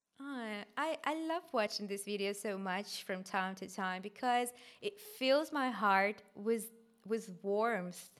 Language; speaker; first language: English; non-native, fluent; Ukrainian